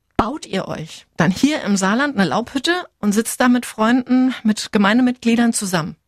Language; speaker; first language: German; native; German